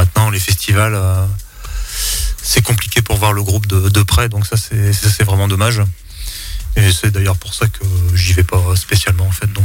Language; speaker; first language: French; native; French